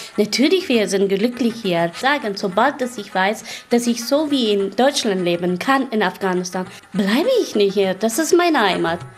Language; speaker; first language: German; non-native, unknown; Persian